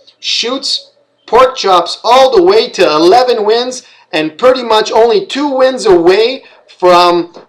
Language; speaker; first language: English; native; English